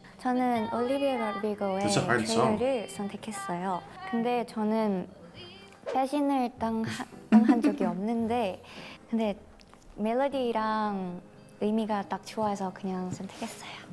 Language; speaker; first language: Korean; non-native, learner; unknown